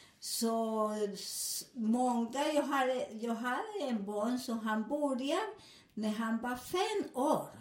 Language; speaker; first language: Swedish; non-native, learner; Spanish